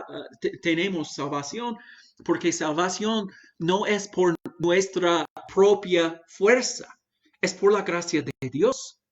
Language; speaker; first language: Spanish; non-native, fluent; English